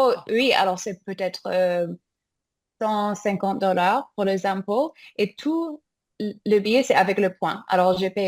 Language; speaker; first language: French; non-native, learner; English